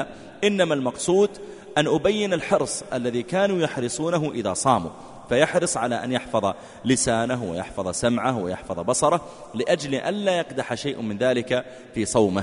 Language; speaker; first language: Arabic; native; Arabic